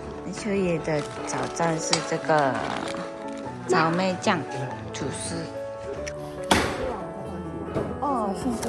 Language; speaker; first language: Chinese; non-native, fluent; Japanese